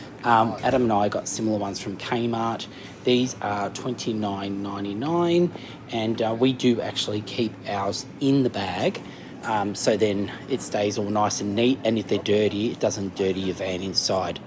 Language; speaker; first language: English; native; English